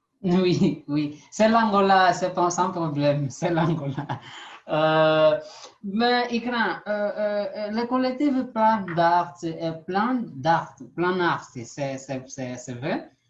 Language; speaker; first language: French; non-native, learner; Portuguese